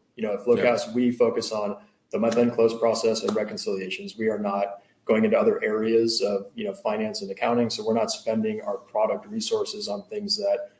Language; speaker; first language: English; native; English